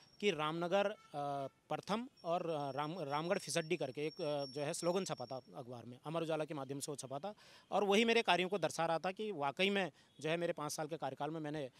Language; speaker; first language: Hindi; native; Hindi